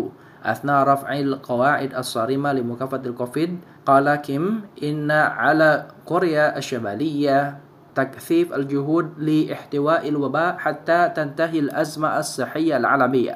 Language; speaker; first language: Arabic; non-native, fluent; Indonesian